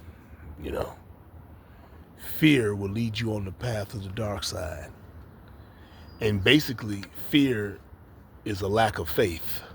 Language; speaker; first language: English; native; English